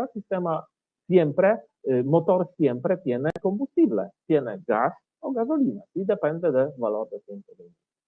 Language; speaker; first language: Spanish; non-native, learner; Polish